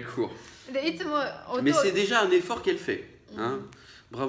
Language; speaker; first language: French; native; French